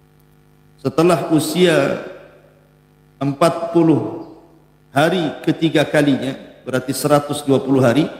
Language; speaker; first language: Indonesian; native; Indonesian